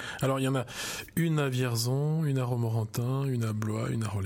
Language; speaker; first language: French; native; French